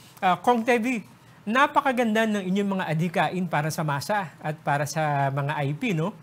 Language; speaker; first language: Filipino; native; Filipino